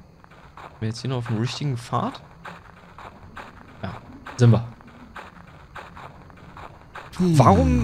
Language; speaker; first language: German; native; German